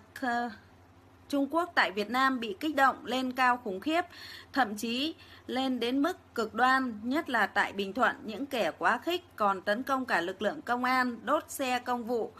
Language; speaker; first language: Vietnamese; native; Vietnamese